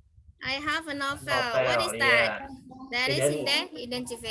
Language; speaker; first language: English; non-native, fluent; Indonesian